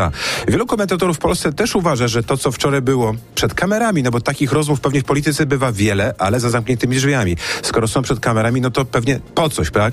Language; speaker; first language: Polish; native; Polish